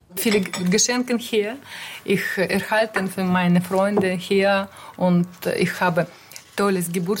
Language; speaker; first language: German; non-native, learner; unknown